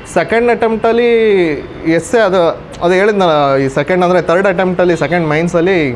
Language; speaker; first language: Kannada; native; Kannada